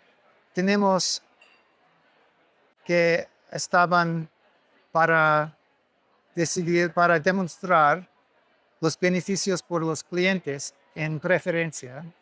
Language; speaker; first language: Spanish; non-native, learner; English